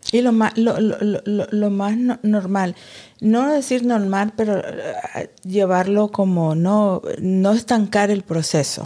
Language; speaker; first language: Spanish; early bilingual, heritage; Spanish